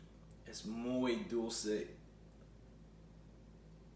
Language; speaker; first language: Spanish; non-native, learner; English